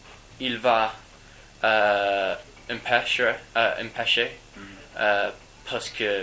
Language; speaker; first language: French; non-native, learner; English